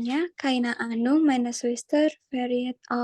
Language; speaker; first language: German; non-native, learner; Indonesian